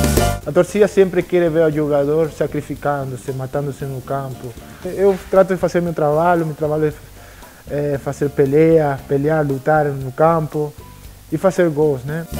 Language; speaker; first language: Portuguese; non-native, learner; Spanish